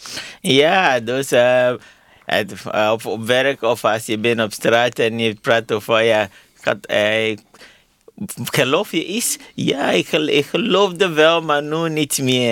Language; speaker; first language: Dutch; non-native, learner; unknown